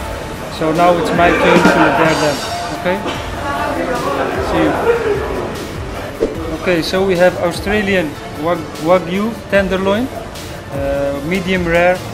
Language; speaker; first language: English; non-native, learner; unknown